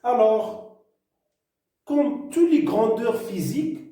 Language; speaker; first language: French; non-native, local second language; Arabic